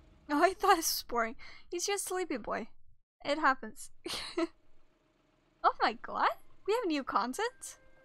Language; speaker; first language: English; non-native, fluent; Swedish